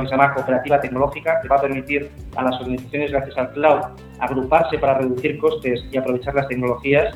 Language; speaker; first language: Spanish; native; Spanish